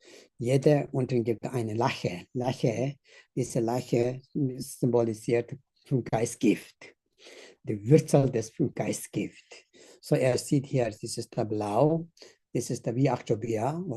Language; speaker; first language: German; non-native, learner; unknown